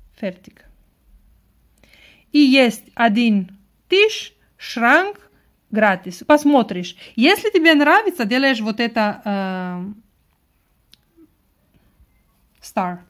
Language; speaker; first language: Russian; non-native, learner; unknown